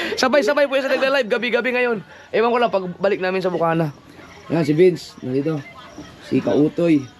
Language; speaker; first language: Filipino; non-native, local second language; Cebuano